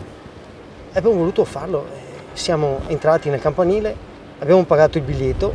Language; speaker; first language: Italian; native; Italian